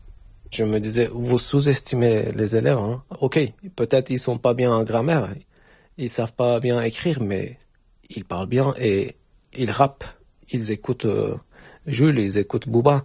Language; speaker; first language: French; non-native, fluent; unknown